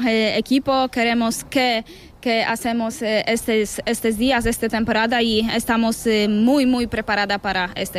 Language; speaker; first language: Spanish; non-native, learner; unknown